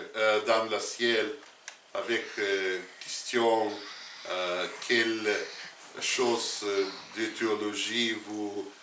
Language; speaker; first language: French; non-native, learner; Russian